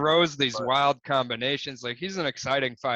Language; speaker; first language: English; native; English